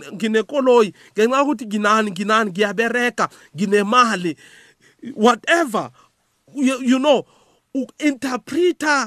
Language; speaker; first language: Zulu; non-native, local second language; South Ndebele